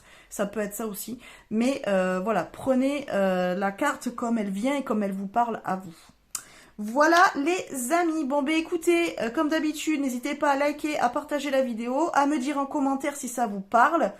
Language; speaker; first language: French; native; French